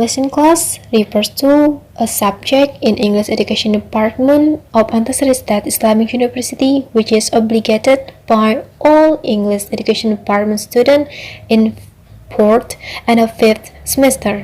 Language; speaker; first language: English; non-native, learner; Indonesian